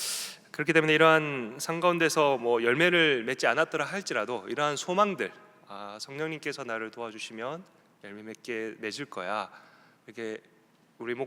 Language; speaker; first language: Korean; native; Korean